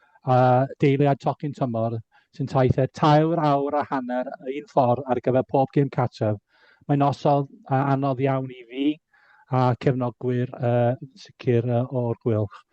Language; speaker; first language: Welsh; native; Welsh